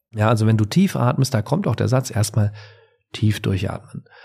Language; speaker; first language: German; native; German